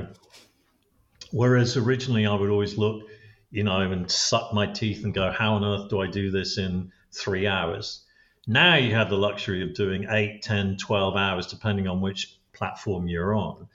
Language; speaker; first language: English; native; English